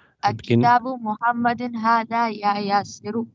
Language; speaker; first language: Arabic; non-native, learner; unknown